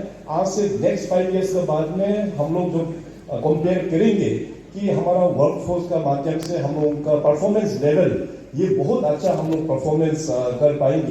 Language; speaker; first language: Hindi; non-native, local second language; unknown